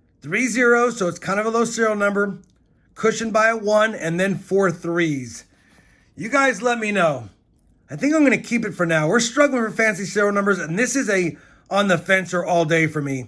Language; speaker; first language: English; native; English